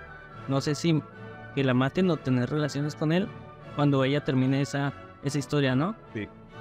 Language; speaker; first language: Spanish; native; Spanish